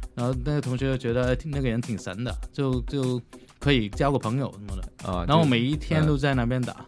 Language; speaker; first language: Chinese; non-native, fluent; Cantonese